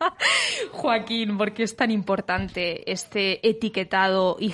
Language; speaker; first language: Spanish; native; Spanish